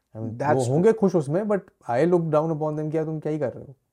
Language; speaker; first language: Hindi; native; Hindi